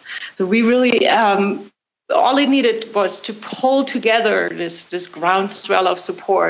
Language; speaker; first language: English; non-native, fluent; German